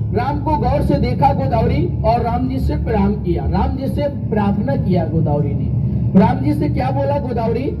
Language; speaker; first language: Hindi; native; Hindi